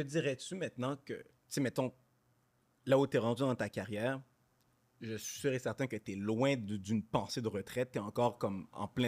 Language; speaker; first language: French; native; French